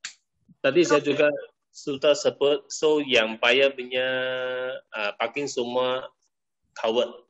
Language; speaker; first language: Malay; non-native, local second language; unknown